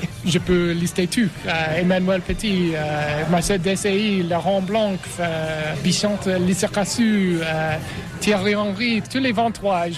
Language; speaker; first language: French; non-native, learner; English